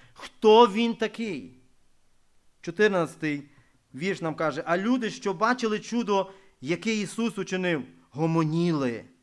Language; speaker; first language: Ukrainian; non-native, local second language; Russian